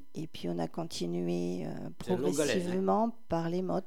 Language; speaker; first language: French; native; French